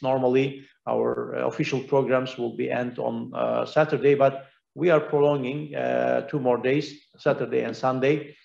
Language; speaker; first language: English; non-native, fluent; Turkish